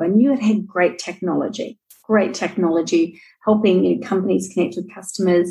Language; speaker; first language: English; native; English